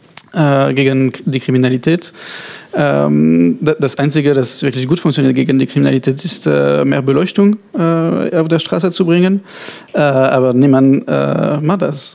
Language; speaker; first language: German; non-native, fluent; French